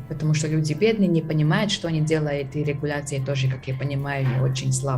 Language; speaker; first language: Russian; non-native, fluent; Latvian